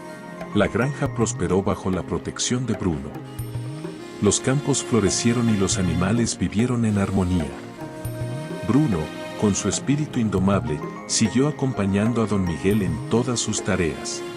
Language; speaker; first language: Spanish; native; Spanish